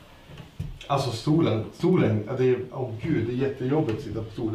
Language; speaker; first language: Swedish; native; Swedish